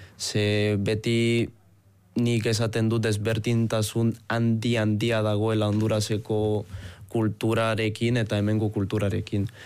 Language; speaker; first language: Basque; non-native, fluent; Spanish